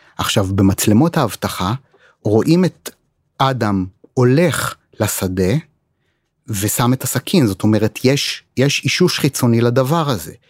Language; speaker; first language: Hebrew; native; Hebrew